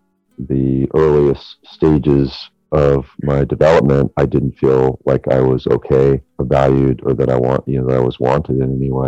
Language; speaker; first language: English; native; English